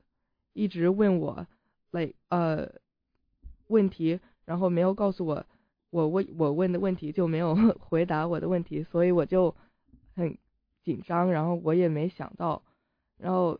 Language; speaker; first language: Chinese; early bilingual, heritage; Chinese